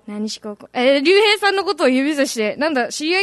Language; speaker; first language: Japanese; native; Japanese